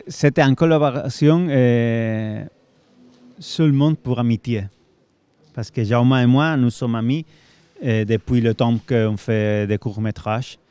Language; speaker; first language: French; non-native, fluent; Spanish